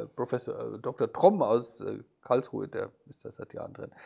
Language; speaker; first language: German; native; German